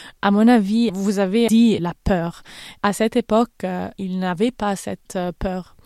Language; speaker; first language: French; non-native, fluent; Arabic